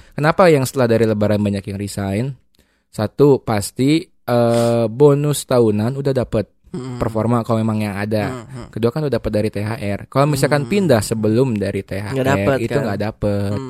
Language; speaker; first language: Indonesian; native; Indonesian